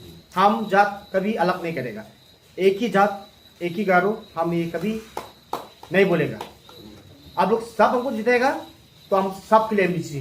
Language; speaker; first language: Hindi; non-native, local second language; Garo